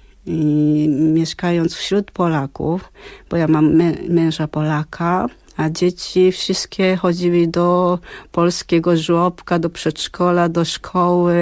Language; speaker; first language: Polish; non-native, fluent; Japanese